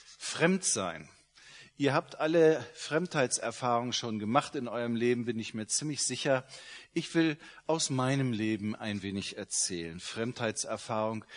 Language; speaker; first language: German; native; German